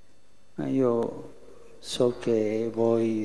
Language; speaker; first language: Italian; early bilingual, heritage; Spanish